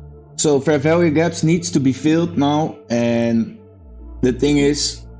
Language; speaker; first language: English; non-native, fluent; Dutch